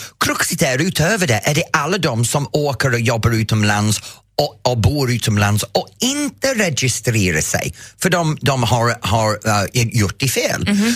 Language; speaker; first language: Swedish; non-native, fluent; English